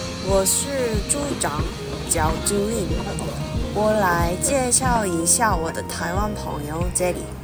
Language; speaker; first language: Chinese; non-native, learner; Korean